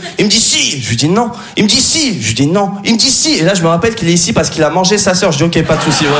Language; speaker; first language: French; native; French